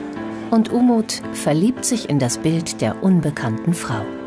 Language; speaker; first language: German; native; German